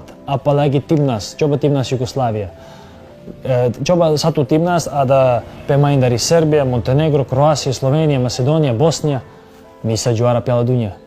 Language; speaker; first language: Indonesian; non-native, fluent; Serbian